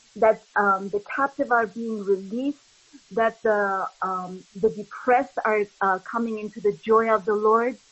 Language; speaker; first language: English; early bilingual, other home language; Arabic